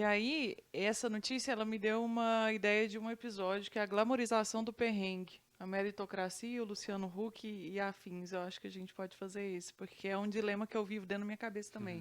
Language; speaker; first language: Portuguese; native; Portuguese